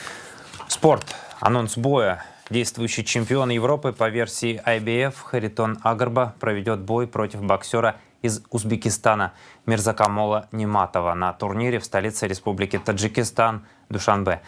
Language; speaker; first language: Russian; native; Russian